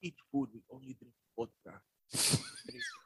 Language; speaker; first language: English; native; English